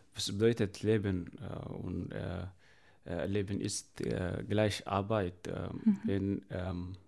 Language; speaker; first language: German; non-native, learner; Arabic